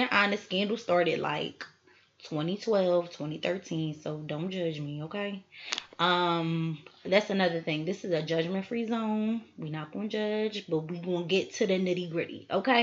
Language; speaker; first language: English; native; English